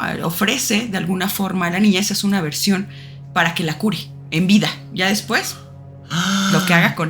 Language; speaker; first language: Spanish; native; Spanish